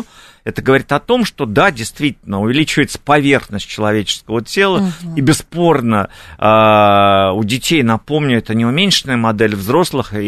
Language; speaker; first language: Russian; native; Russian